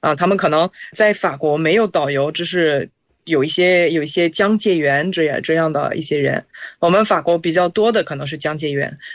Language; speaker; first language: Chinese; non-native, fluent; French